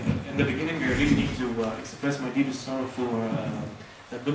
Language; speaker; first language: English; non-native, fluent; Arabic